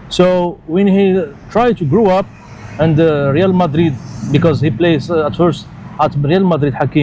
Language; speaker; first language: English; non-native, local second language; Arabic